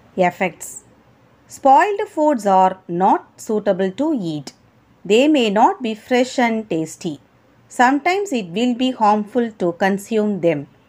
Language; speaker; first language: English; non-native, local second language; Tamil